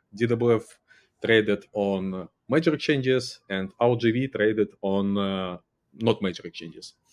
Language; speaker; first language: English; non-native, fluent; Uzbek